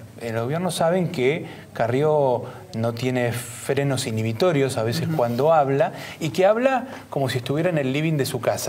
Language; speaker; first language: Spanish; native; Spanish